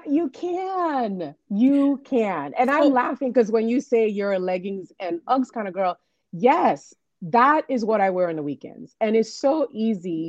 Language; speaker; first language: English; non-native, local second language; Yoruba